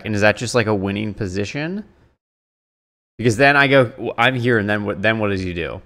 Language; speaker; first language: English; native; English